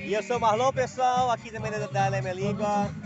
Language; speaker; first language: Portuguese; native; Portuguese